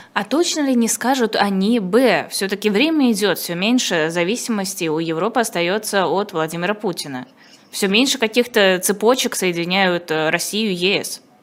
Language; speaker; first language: Russian; native; Russian